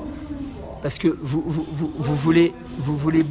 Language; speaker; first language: French; native; French